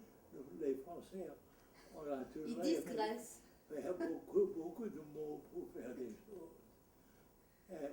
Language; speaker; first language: French; non-native, fluent; English